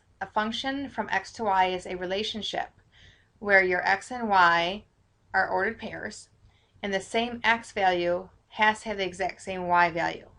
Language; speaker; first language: English; native; English